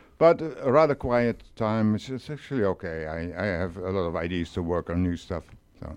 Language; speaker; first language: English; non-native, fluent; Dutch